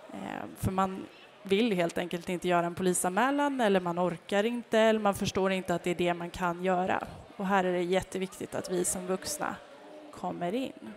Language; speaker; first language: Swedish; native; Swedish